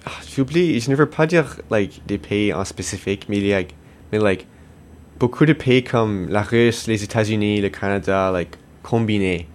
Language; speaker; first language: French; non-native, local second language; English